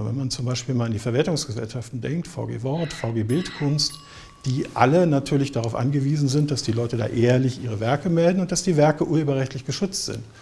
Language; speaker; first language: German; native; German